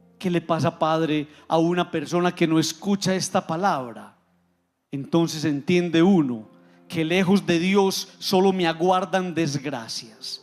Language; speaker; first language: Spanish; native; Spanish